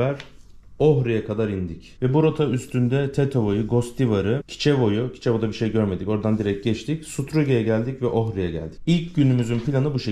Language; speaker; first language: Turkish; native; Turkish